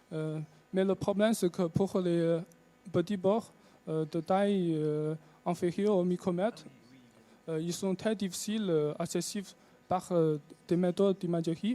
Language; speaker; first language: French; non-native, learner; Chinese